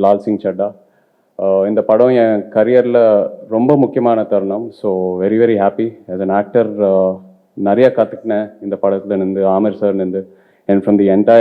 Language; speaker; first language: Tamil; non-native, local second language; Telugu